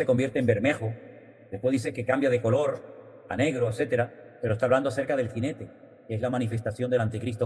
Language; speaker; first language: Spanish; native; Spanish